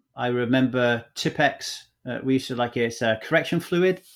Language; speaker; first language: English; native; English